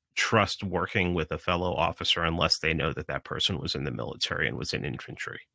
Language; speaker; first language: English; native; English